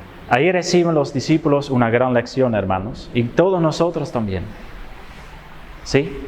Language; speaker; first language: Spanish; non-native, fluent; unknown